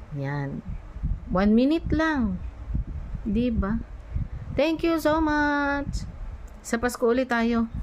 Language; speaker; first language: Filipino; non-native, local second language; Iloko